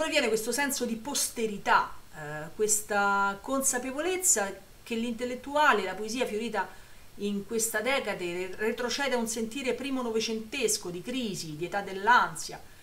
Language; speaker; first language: Italian; native; Italian